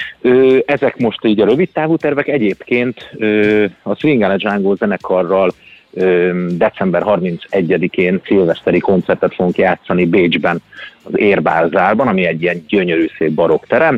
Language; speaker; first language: Hungarian; native; Hungarian